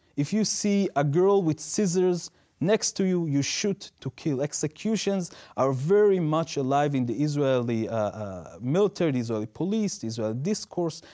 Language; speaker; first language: English; non-native, fluent; Hebrew